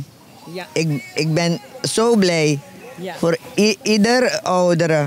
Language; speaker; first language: Dutch; non-native, fluent; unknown